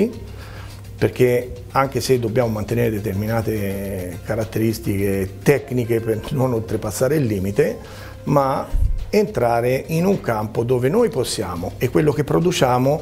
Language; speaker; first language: Italian; native; Italian